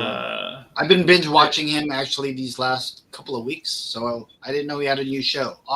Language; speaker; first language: English; native; English